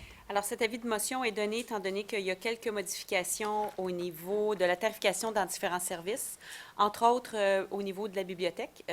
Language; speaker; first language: French; native; French